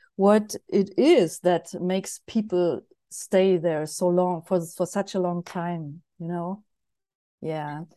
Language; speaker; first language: English; non-native, fluent; German